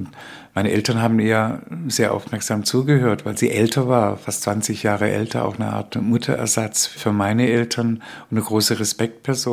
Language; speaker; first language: German; early bilingual, other home language; Spanish